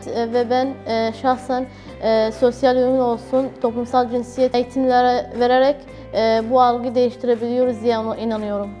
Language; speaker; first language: Turkish; non-native, fluent; Arabic